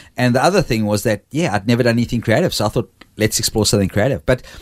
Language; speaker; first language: English; native; English